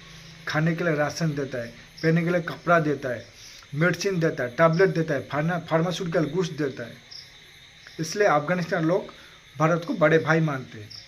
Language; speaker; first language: Hindi; non-native, local second language; Odia